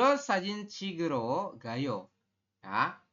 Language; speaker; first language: Korean; non-native, fluent; Indonesian